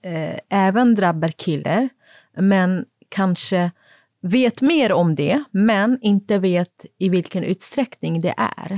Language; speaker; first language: Swedish; non-native, fluent; Kurdish